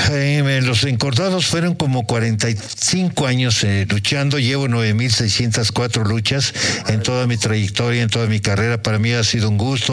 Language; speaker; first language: Spanish; native; Spanish